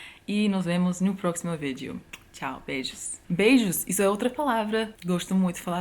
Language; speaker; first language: Portuguese; non-native, fluent; English